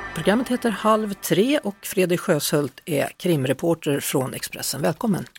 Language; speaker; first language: Swedish; native; Swedish